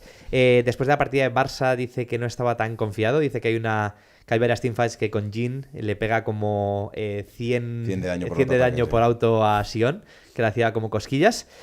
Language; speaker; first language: Spanish; native; Spanish